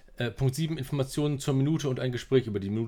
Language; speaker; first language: German; native; German